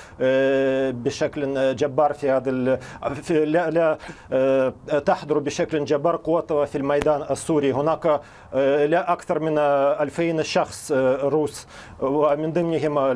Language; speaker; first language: Arabic; non-native, fluent; Russian